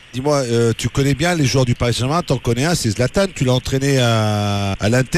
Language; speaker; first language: French; native; French